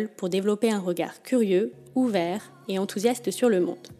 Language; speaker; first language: French; native; French